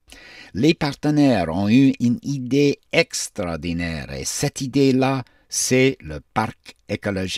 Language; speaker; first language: French; non-native, fluent; English